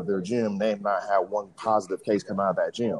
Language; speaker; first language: English; native; English